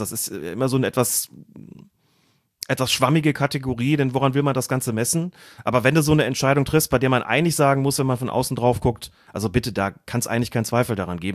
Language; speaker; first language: German; native; German